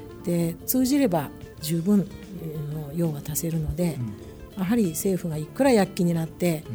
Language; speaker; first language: Japanese; native; Japanese